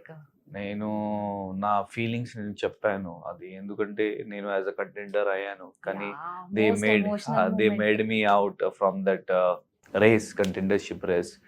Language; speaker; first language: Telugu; non-native, local second language; Urdu